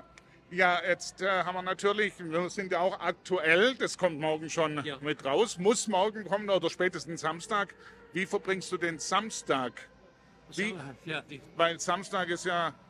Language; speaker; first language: German; native; German